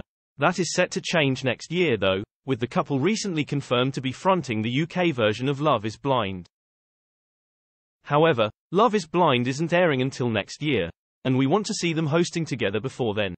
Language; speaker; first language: English; native; English